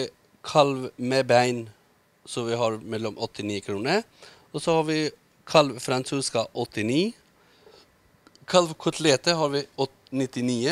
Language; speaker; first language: Norwegian; non-native, learner; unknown